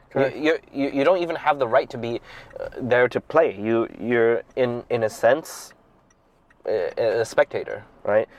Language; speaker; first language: English; non-native, local second language; Cantonese